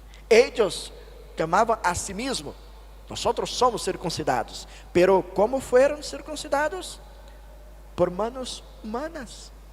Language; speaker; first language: Spanish; non-native, fluent; Portuguese